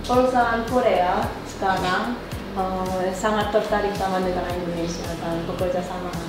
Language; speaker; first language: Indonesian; non-native, fluent; Korean